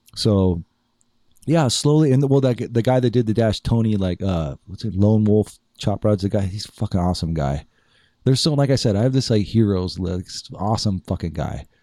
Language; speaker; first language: English; native; English